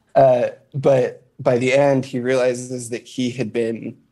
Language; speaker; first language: English; native; English